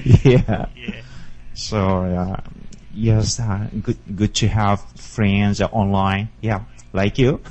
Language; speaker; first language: English; non-native, learner; Japanese